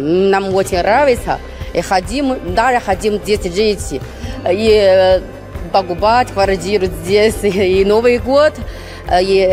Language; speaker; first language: Russian; non-native, learner; Chinese